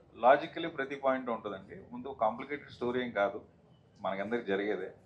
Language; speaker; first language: Telugu; native; Telugu